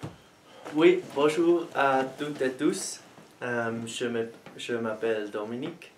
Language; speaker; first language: French; non-native, learner; German